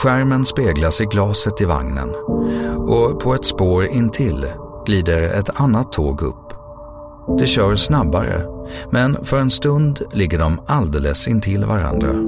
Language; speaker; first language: Swedish; native; Swedish